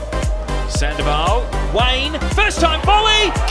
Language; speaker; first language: English; native; English